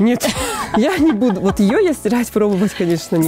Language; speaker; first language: Russian; native; Russian